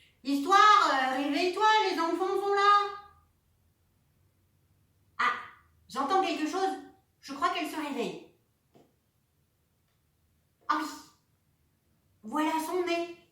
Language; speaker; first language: French; native; French